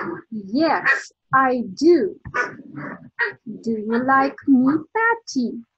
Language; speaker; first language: English; non-native, fluent; Ukrainian